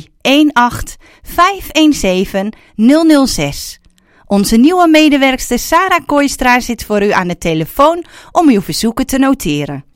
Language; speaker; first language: Dutch; native; Dutch